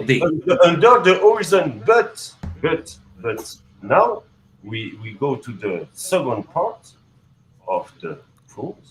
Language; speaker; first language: English; non-native, learner; French